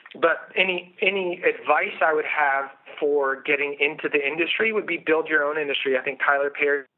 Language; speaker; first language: English; native; English